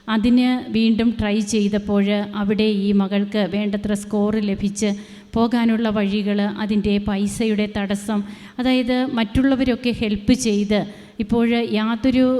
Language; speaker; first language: Malayalam; native; Malayalam